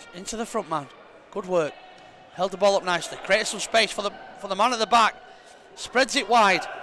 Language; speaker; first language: English; native; English